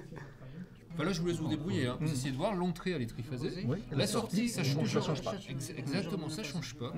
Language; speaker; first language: French; native; French